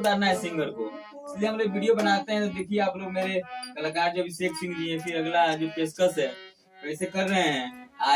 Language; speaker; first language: Hindi; non-native, local second language; Bhojpuri